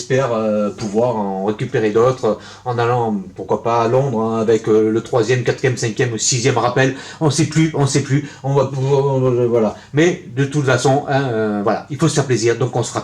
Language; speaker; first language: French; native; French